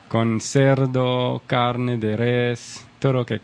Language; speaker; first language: Spanish; non-native, learner; English